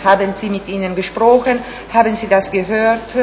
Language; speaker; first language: German; non-native, fluent; Italian